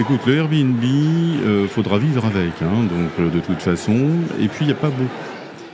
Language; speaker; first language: French; native; French